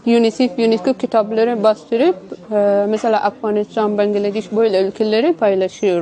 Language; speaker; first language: Turkish; non-native, fluent; Persian